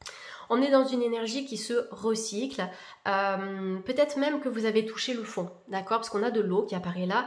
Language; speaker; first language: French; native; French